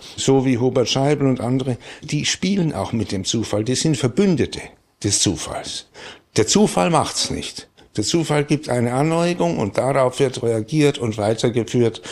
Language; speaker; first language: German; native; German